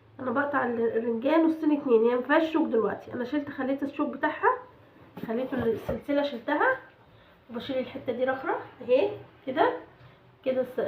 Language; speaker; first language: Arabic; native; Arabic